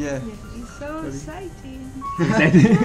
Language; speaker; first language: English; non-native, learner; Spanish